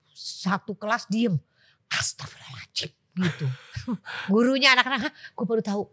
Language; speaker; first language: Indonesian; native; Indonesian